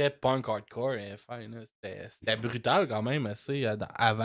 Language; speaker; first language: French; native; French